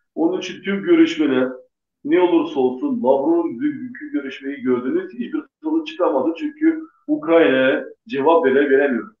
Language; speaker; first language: Turkish; non-native, local second language; Gagauz